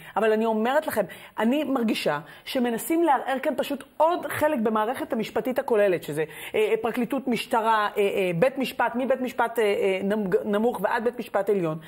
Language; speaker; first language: Hebrew; native; Hebrew